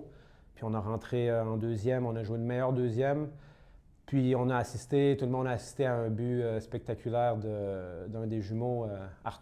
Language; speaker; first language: French; native; French